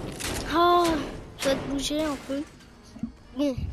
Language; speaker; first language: French; native; French